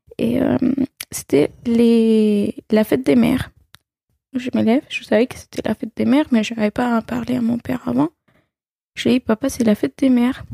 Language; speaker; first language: French; non-native, fluent; Spanish